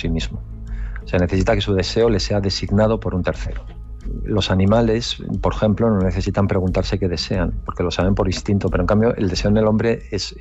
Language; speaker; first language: Spanish; native; Spanish